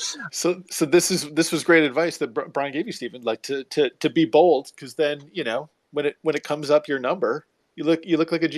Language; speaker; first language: English; native; English